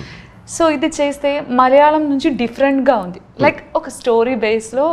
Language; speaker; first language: Telugu; non-native, learner; Malayalam